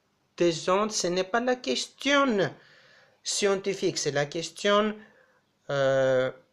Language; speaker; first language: French; non-native, fluent; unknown